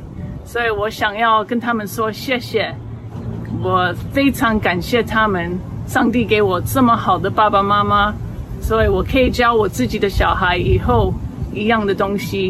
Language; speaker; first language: Chinese; early bilingual, heritage; Chinese